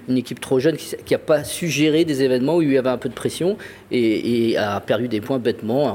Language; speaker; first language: French; native; French